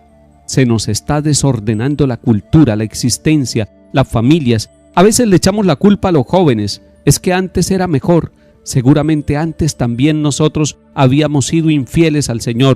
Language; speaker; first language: Spanish; native; Spanish